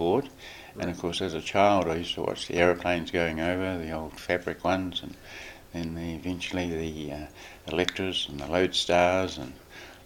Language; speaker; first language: English; native; English